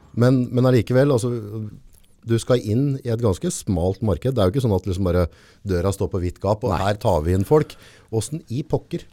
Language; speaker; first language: Norwegian; native; Norwegian